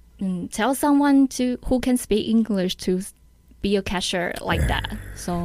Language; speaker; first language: English; non-native, learner; Chinese